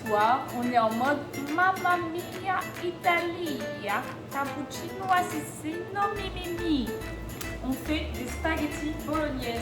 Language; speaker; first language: French; native; French